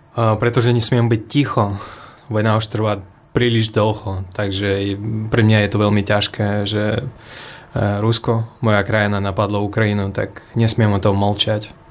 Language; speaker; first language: Slovak; non-native, fluent; Russian